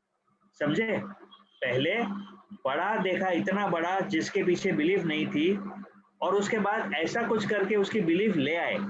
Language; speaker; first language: Hindi; native; Hindi